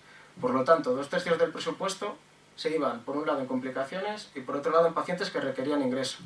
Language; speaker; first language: Spanish; native; Spanish